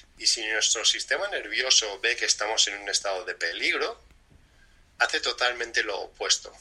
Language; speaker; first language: Spanish; early bilingual, other home language; English